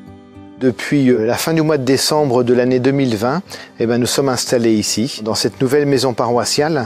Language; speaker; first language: French; native; French